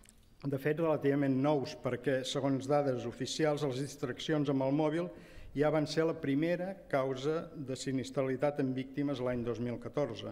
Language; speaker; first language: Catalan; native; Catalan